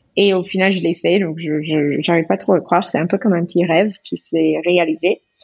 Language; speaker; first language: French; non-native, fluent; English